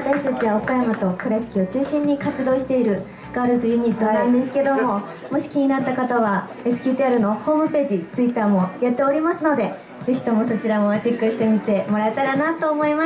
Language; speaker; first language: Japanese; native; Japanese